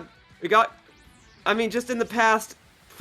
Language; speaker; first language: English; native; English